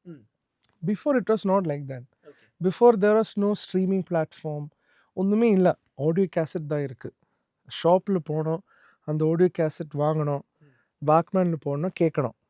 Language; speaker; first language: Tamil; non-native, learner; Malayalam